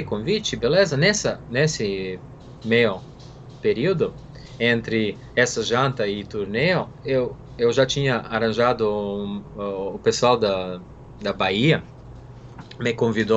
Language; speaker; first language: Portuguese; non-native, fluent; Serbian